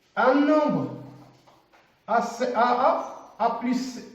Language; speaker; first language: French; non-native, local second language; Arabic